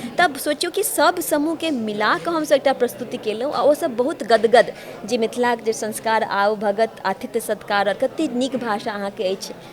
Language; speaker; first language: Maithili; native; Maithili